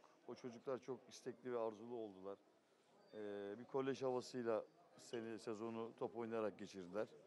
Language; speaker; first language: Turkish; native; Turkish